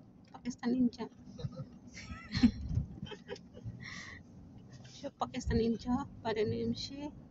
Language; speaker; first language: Arabic; non-native, learner; Filipino